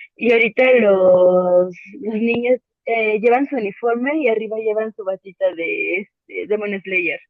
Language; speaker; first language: Spanish; native; Spanish